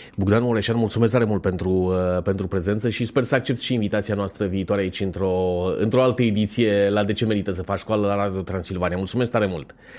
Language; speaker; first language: Romanian; native; Romanian